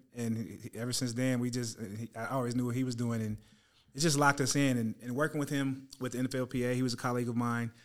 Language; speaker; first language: English; native; English